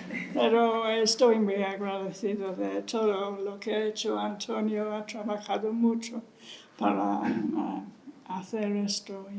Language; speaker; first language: Spanish; non-native, fluent; English